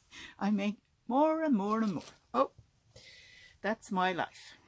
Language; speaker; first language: English; non-native, learner; Norwegian